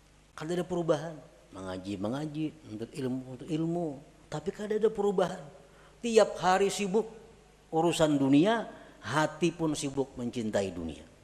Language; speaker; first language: Indonesian; non-native, local second language; Banjar